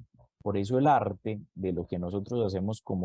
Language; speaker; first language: Spanish; native; Spanish